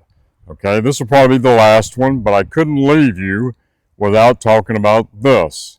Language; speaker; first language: English; native; English